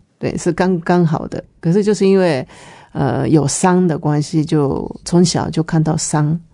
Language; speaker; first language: Chinese; non-native, fluent; Japanese